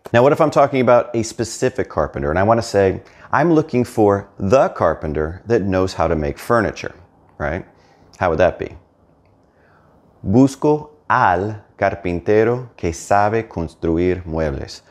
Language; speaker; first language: English; native; English